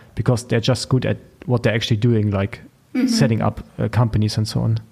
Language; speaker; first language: English; non-native, fluent; German